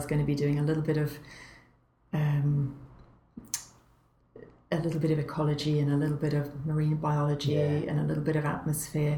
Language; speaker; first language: English; native; English